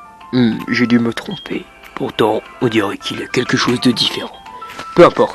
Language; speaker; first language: French; native; French